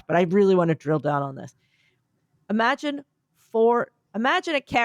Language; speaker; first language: English; native; English